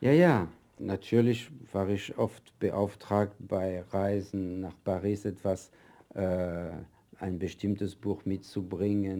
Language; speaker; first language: German; non-native, fluent; French